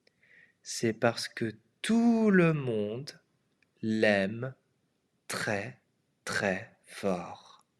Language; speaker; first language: French; non-native, fluent; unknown